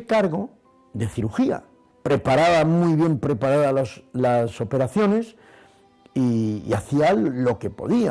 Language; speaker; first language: Spanish; native; Spanish